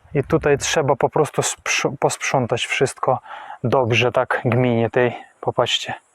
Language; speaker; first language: Polish; non-native, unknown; Ukrainian